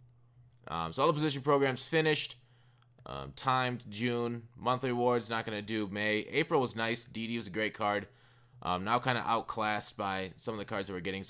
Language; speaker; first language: English; native; English